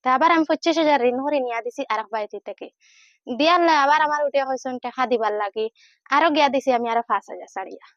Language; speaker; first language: Bangla; native; Bangla